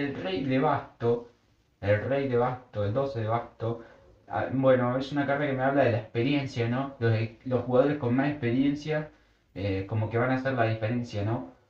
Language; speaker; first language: Spanish; native; Spanish